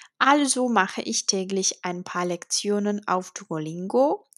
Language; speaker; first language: German; non-native, fluent; Czech